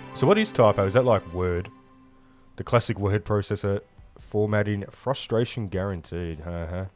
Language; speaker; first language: English; native; English